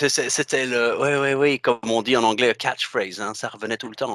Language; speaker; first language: French; native; French